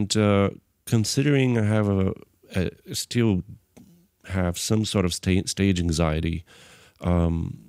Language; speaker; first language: English; non-native, fluent; Bulgarian